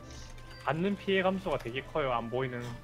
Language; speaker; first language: Korean; native; Korean